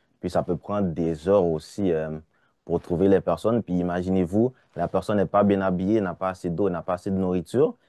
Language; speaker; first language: French; non-native, local second language; Haitian Creole